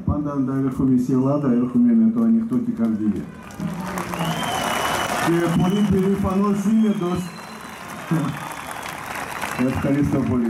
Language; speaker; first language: Greek; early bilingual, heritage; Russian